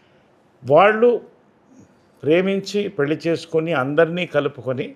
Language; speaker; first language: Telugu; native; Telugu